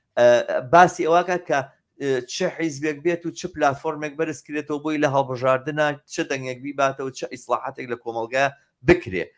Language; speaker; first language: Central Kurdish; native; Central Kurdish